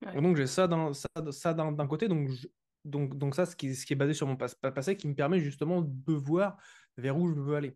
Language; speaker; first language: French; native; French